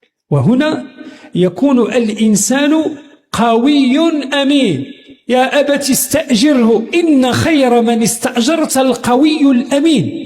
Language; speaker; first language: Arabic; native; Arabic